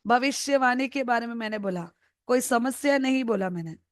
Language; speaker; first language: Hindi; non-native, local second language; Malayalam